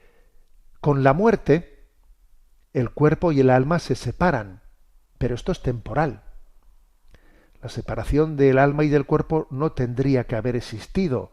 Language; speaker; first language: Spanish; native; Spanish